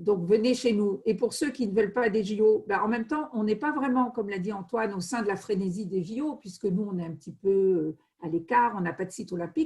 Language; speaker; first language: French; native; French